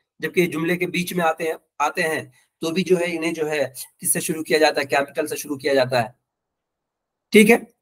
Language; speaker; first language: Urdu; native; Urdu